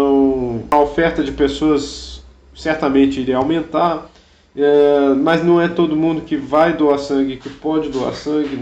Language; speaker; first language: Portuguese; native; Portuguese